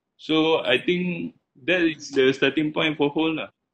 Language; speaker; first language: English; non-native, local second language; Malay